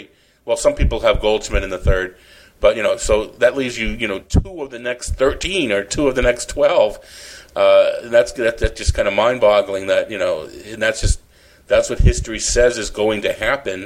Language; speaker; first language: English; native; English